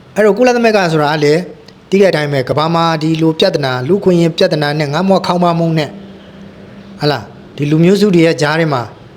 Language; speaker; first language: Burmese; native; Burmese